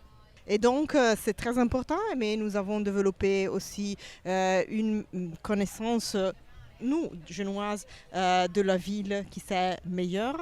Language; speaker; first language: French; non-native, learner; Italian